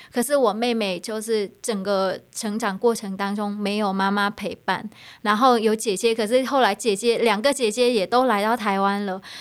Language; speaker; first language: Chinese; non-native, fluent; Vietnamese